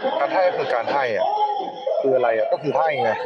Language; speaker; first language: Thai; native; Thai